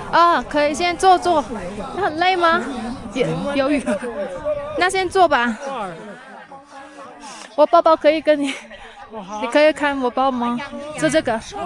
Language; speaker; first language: Chinese; non-native, learner; Vietnamese